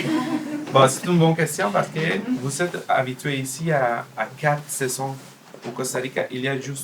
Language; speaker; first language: French; non-native, learner; Spanish